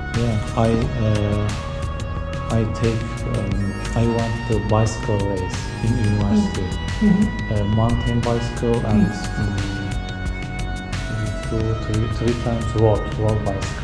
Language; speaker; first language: English; non-native, learner; Turkish